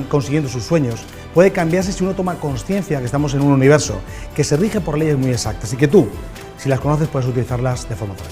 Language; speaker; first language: Spanish; native; Spanish